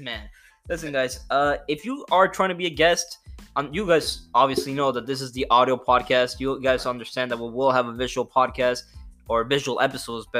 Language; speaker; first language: English; non-native, fluent; Spanish